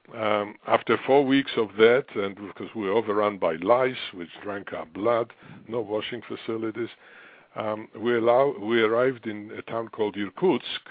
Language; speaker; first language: English; non-native, fluent; Russian